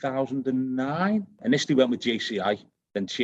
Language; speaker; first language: English; native; English